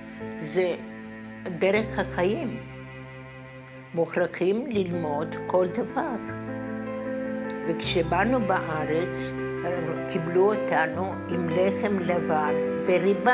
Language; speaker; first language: Hebrew; non-native, fluent; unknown